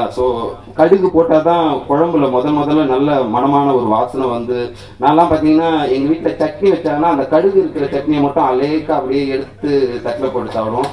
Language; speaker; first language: Tamil; native; Tamil